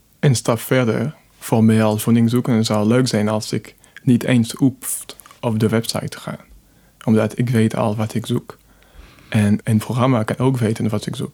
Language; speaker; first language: Dutch; non-native, fluent; French